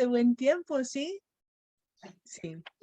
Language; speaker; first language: Spanish; non-native, fluent; English